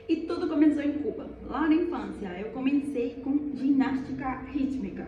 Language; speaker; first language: Portuguese; non-native, fluent; Spanish